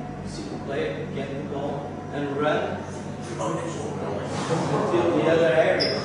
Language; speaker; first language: English; non-native, learner; Portuguese